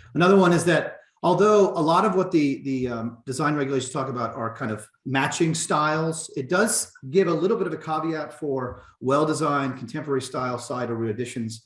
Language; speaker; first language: English; native; English